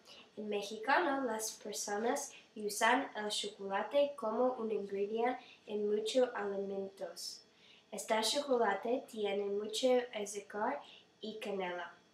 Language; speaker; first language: Spanish; non-native, learner; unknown